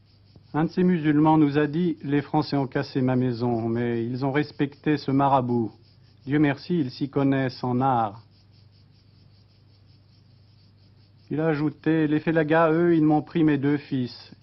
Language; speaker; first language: French; native; French